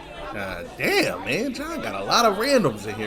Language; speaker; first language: English; native; English